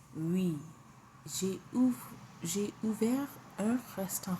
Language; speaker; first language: French; non-native, learner; English